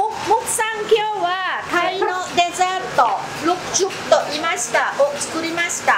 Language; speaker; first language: Japanese; non-native, fluent; Thai